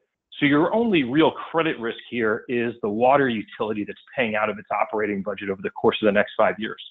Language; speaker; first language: English; native; English